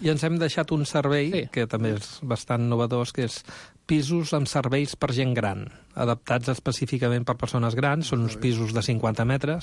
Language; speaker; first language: Catalan; native; Catalan